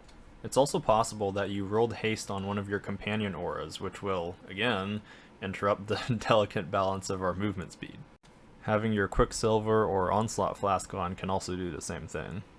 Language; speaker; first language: English; native; English